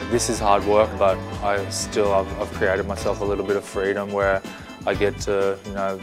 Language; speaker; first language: English; native; English